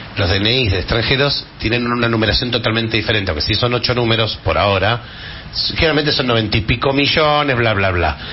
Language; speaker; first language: Spanish; native; Spanish